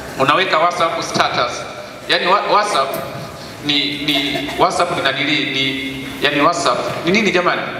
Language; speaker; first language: Swahili; native; Swahili